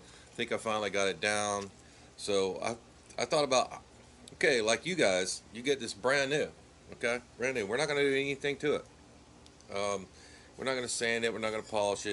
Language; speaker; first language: English; native; English